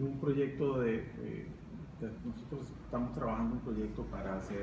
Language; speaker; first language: Spanish; native; Spanish